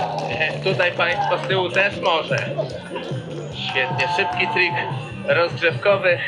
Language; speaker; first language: Polish; native; Polish